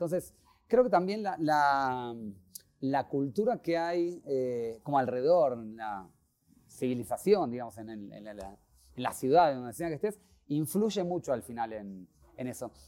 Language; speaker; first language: Spanish; native; Spanish